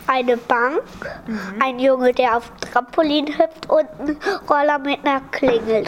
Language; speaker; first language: German; early bilingual, other home language; Polish